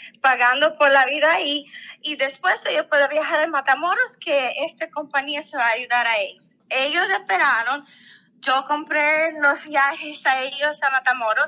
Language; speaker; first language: Spanish; non-native, fluent; Russian